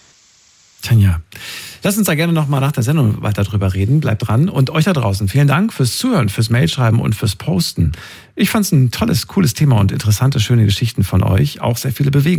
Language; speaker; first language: German; native; German